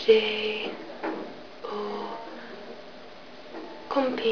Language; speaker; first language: French; non-native, learner; English